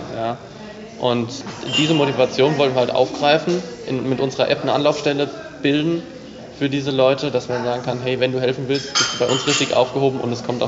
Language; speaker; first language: German; native; German